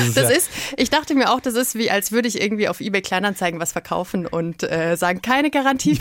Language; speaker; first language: German; native; German